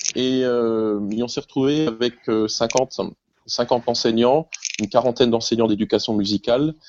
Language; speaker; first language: French; native; French